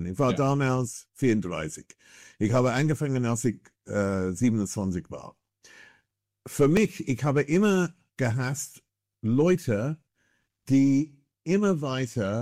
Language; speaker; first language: German; non-native, fluent; English